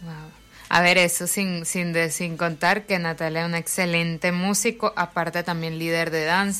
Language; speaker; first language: Spanish; native; Spanish